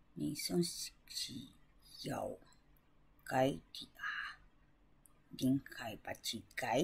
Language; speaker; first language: Cantonese; non-native, learner; Japanese